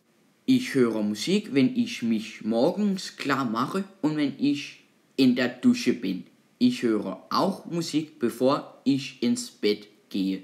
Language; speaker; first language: German; non-native, learner; Danish